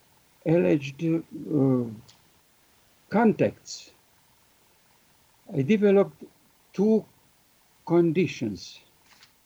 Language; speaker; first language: English; non-native, fluent; Romanian